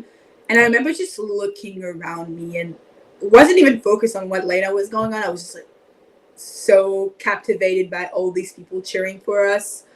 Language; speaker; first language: English; non-native, fluent; French